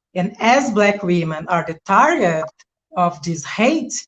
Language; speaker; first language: English; non-native, fluent; Portuguese